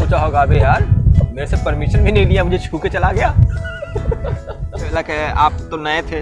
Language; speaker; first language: Hindi; native; Hindi